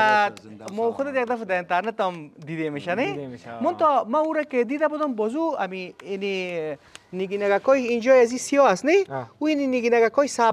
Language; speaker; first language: Persian; native; Persian